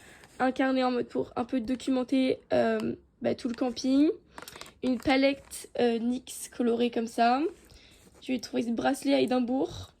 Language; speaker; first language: French; native; French